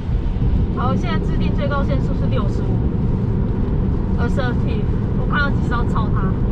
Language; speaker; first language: Chinese; native; Chinese